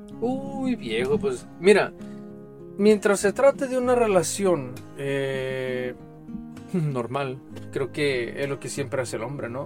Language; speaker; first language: Spanish; native; Spanish